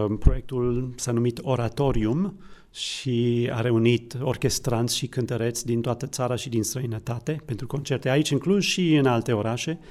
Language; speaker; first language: Romanian; non-native, fluent; English